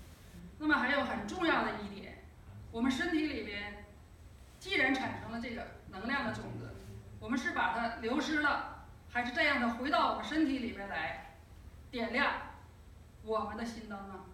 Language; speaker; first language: Chinese; native; Chinese